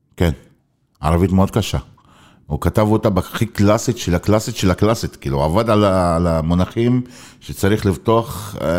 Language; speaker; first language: Hebrew; non-native, local second language; Arabic